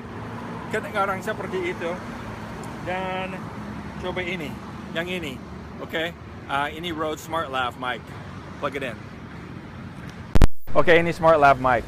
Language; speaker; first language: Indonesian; non-native, fluent; English